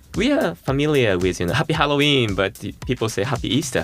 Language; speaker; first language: English; non-native, fluent; Japanese